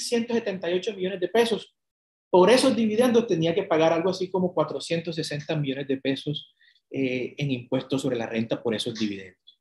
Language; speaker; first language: Spanish; native; Spanish